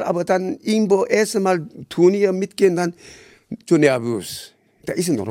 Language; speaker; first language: German; non-native, learner; Korean